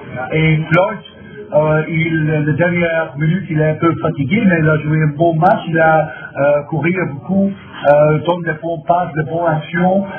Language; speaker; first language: French; non-native, fluent; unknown